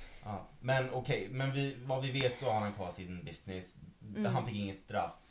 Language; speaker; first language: Swedish; native; Swedish